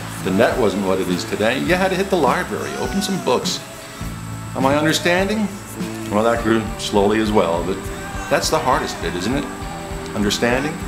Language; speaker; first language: English; native; English